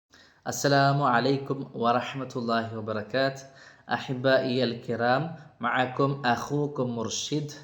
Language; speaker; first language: Arabic; non-native, fluent; Malayalam